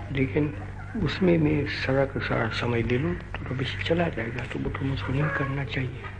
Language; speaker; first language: Hindi; non-native, local second language; Gujarati